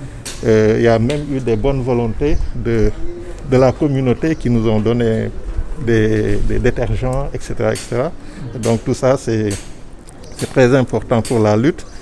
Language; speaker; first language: French; non-native, local second language; Wolof